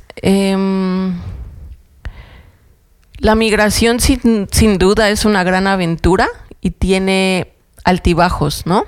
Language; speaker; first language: Spanish; native; Spanish